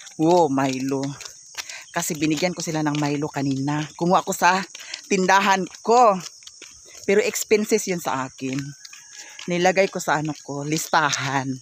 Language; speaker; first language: Filipino; non-native, local second language; Cebuano